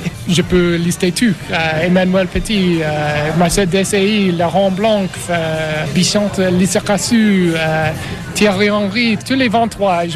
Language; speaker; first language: French; non-native, learner; English